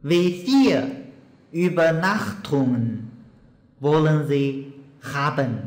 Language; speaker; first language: German; non-native, fluent; Chinese